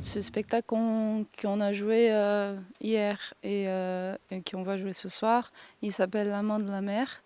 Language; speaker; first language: French; non-native, fluent; Portuguese